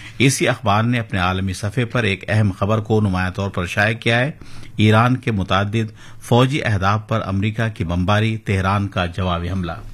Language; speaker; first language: Urdu; native; Urdu